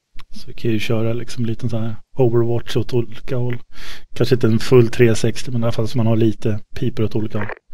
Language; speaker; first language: Swedish; native; Swedish